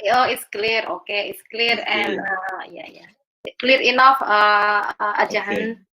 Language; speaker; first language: English; non-native, learner; Indonesian